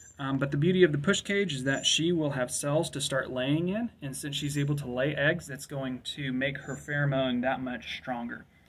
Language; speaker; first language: English; native; English